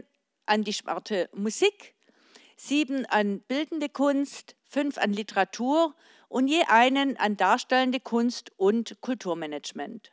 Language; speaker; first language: German; native; German